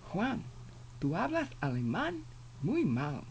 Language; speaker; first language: Spanish; non-native, fluent; English